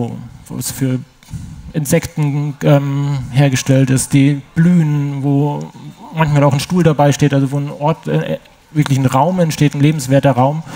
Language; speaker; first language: German; native; German